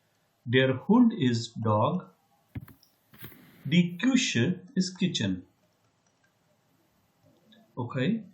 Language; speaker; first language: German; non-native, learner; Hindi